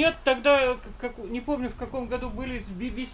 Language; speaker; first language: Russian; native; Russian